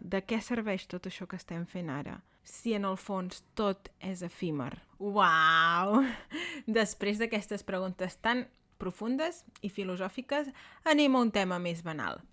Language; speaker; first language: Catalan; native; Catalan